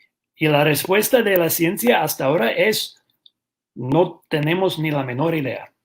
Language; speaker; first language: Spanish; non-native, fluent; English